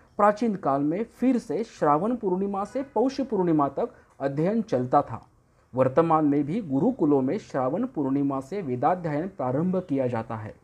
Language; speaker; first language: Hindi; non-native, local second language; Marathi